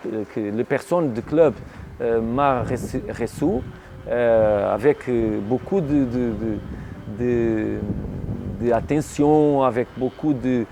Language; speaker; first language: French; non-native, learner; Portuguese